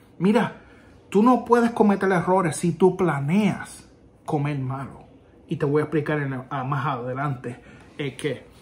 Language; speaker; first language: Spanish; native; Spanish